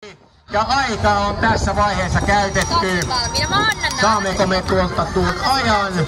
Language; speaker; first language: Finnish; native; Finnish